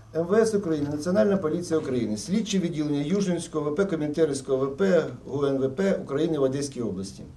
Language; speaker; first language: Ukrainian; non-native, local second language; Russian